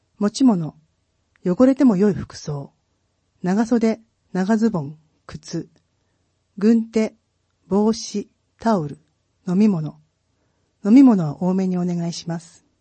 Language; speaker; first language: Japanese; native; Japanese